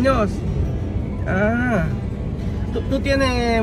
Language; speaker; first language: Spanish; non-native, learner; Filipino